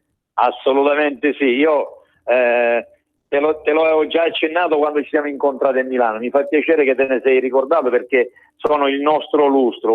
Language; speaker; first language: Italian; native; Italian